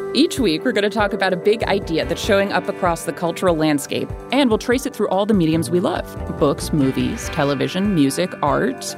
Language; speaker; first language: English; non-native, fluent; German